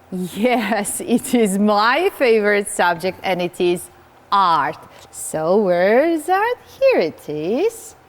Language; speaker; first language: English; non-native, fluent; Georgian